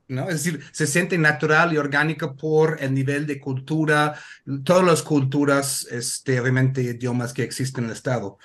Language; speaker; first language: Spanish; non-native, fluent; English